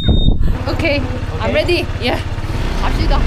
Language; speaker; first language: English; non-native, learner; Korean